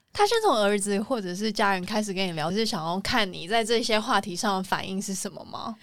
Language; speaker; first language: Chinese; native; Chinese